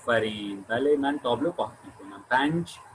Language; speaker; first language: Persian; non-native, fluent; Urdu